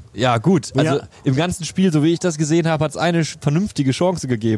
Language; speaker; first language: German; native; German